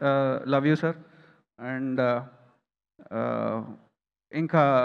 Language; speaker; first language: Telugu; native; Telugu